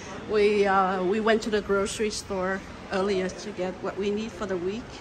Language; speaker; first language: English; non-native, fluent; Vietnamese